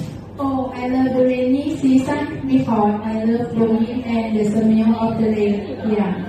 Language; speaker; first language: English; non-native, learner; Thai